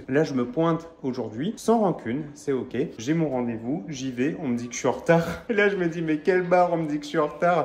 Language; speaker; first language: French; native; French